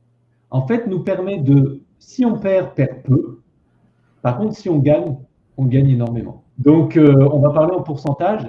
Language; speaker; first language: French; native; French